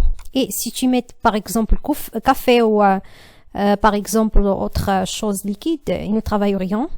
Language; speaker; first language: French; non-native, learner; Arabic